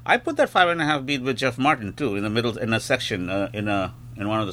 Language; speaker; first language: English; non-native, local second language; Bangla